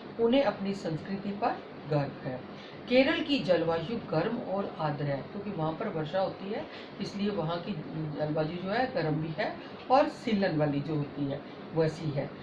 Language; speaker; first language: Hindi; native; Hindi